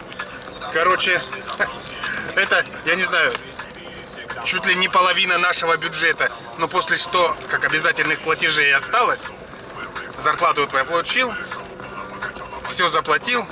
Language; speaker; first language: Russian; native; Russian